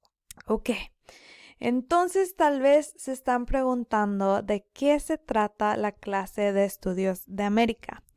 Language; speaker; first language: Spanish; early bilingual, other home language; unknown